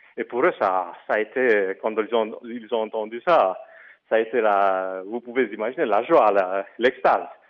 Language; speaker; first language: French; non-native, fluent; Romanian